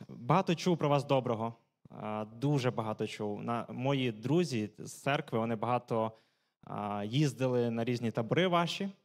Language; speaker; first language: Ukrainian; native; Ukrainian